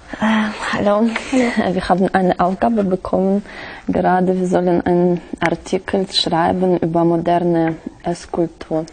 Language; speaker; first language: German; non-native, learner; Russian